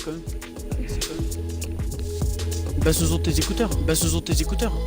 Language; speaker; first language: French; native; French